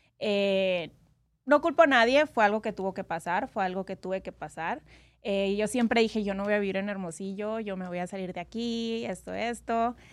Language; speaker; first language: Spanish; native; Spanish